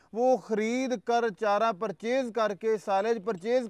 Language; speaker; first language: Urdu; non-native, local second language; Punjabi